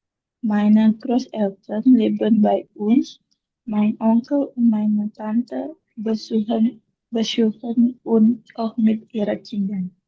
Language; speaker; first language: German; non-native, learner; Indonesian